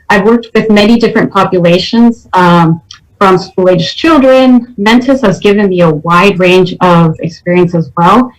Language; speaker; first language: English; native; English